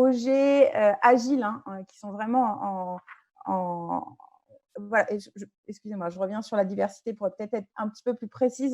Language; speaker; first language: French; native; French